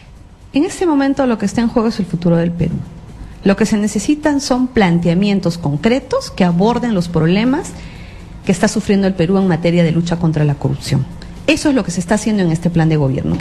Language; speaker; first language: Spanish; native; Spanish